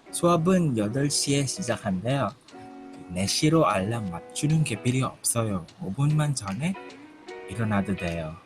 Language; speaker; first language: Korean; non-native, learner; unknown